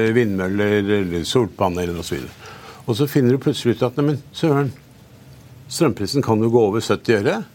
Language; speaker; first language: Norwegian; early bilingual, other home language; German